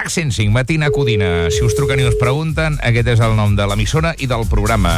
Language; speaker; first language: Catalan; native; Catalan